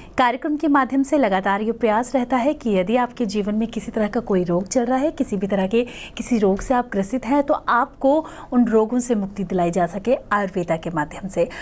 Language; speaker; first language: Hindi; native; Hindi